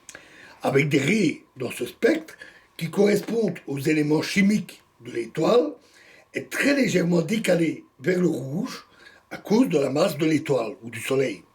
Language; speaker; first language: French; native; French